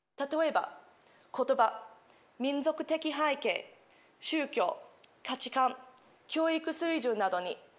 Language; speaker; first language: Japanese; non-native, fluent; English